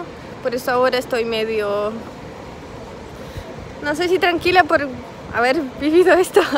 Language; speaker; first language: Spanish; non-native, fluent; Russian